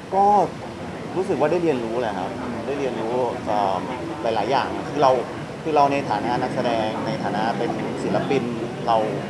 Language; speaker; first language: Thai; native; Thai